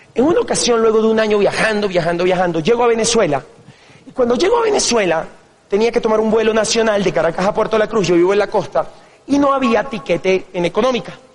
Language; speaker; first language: Spanish; native; Spanish